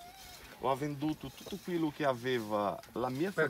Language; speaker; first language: Italian; non-native, fluent; Portuguese